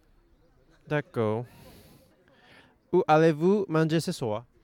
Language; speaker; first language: French; non-native, learner; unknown